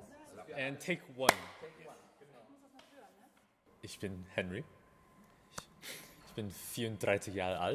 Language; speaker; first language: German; non-native, learner; Chinese